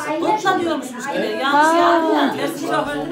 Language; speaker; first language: Turkish; native; Turkish